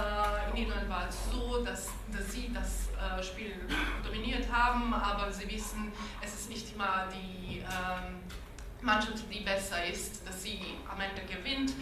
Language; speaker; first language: German; non-native, local second language; Bosnian